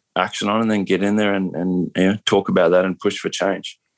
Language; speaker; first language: English; native; English